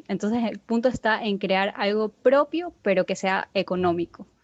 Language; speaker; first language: Spanish; native; Spanish